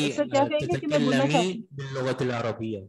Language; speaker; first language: Arabic; non-native, fluent; Urdu